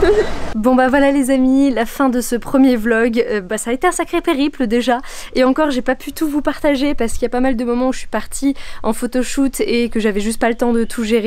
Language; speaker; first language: French; native; French